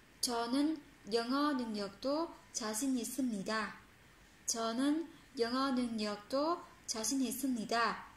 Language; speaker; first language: Korean; non-native, fluent; Vietnamese